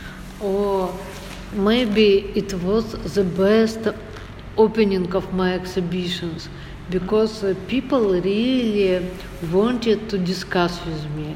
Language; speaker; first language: English; non-native, learner; Russian